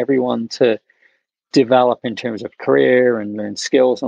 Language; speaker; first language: English; native; English